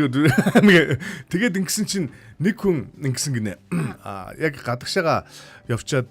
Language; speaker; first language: Mongolian; native; Mongolian